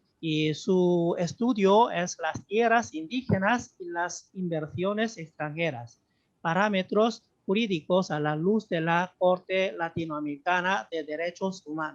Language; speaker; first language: Spanish; non-native, fluent; Korean